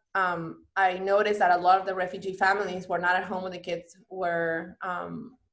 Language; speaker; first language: English; non-native, fluent; Spanish